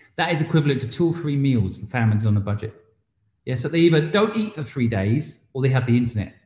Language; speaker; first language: English; native; English